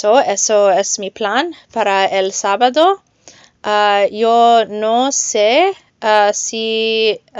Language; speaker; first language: Spanish; non-native, learner; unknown